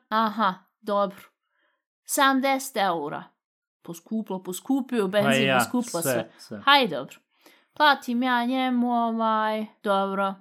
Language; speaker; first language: Bosnian; early bilingual, heritage; Bosnian